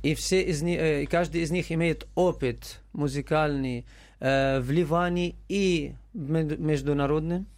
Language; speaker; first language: Russian; non-native, learner; Arabic